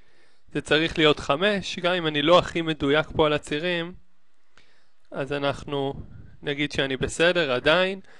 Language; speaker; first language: Hebrew; native; Hebrew